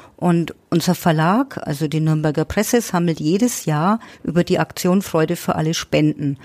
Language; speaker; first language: German; native; German